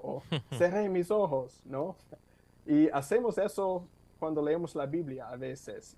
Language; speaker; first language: Spanish; non-native, fluent; English